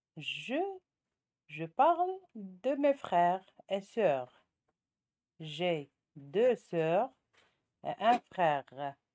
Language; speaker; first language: French; non-native, local second language; Arabic